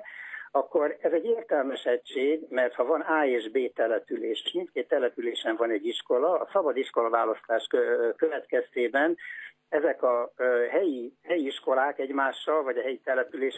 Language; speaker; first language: Hungarian; native; Hungarian